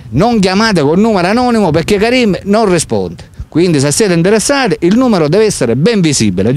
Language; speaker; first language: Italian; native; Italian